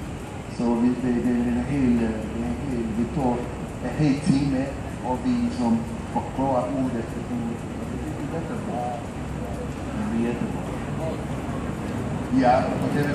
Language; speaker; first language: Swedish; non-native, fluent; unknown